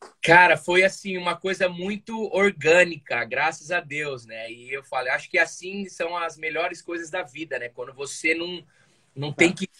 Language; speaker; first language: Portuguese; native; Portuguese